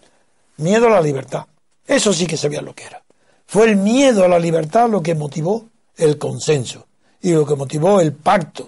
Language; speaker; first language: Spanish; native; Spanish